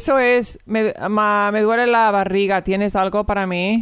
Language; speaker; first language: Spanish; early bilingual, heritage; English